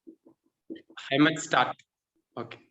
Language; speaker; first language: German; non-native, learner; Tamil